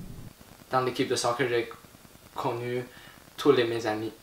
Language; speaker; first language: French; non-native, learner; Chinese